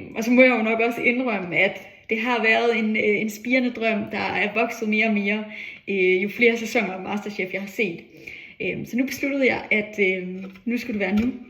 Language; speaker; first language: Danish; native; Danish